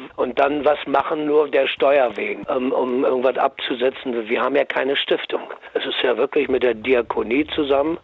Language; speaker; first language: German; native; German